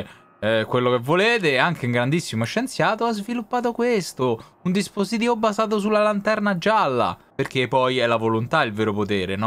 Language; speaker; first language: Italian; native; Italian